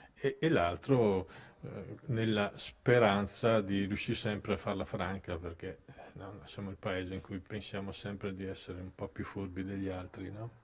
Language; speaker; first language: Italian; native; Italian